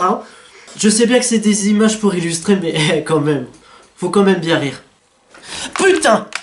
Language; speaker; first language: French; native; French